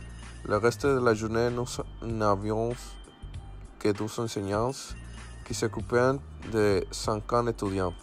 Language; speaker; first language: French; non-native, learner; Spanish